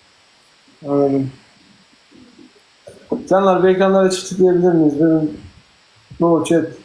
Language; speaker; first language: Turkish; native; Turkish